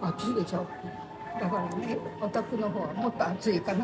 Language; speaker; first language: Japanese; native; Japanese